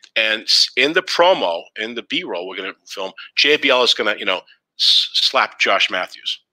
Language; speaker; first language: English; native; English